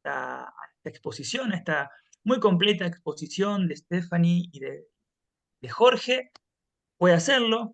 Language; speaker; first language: Spanish; native; Spanish